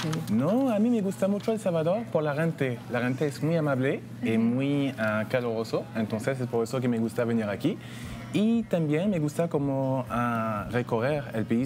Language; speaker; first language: Spanish; non-native, fluent; French